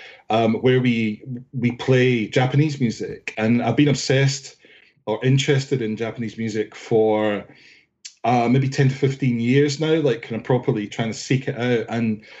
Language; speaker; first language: English; native; English